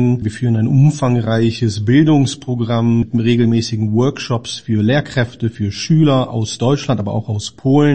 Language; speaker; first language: German; native; German